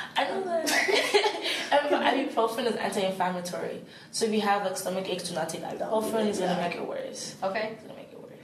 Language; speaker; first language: English; native; English